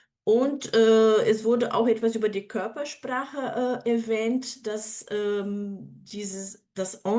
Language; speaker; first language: German; non-native, fluent; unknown